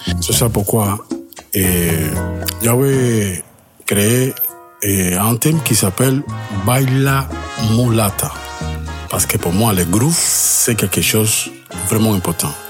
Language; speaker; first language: French; non-native, fluent; Spanish